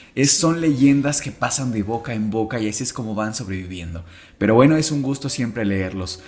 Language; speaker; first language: Spanish; native; Spanish